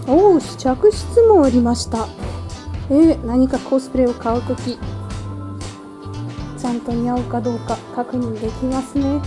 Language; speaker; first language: Japanese; non-native, fluent; Russian